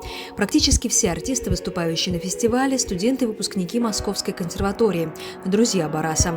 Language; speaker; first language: Russian; native; Russian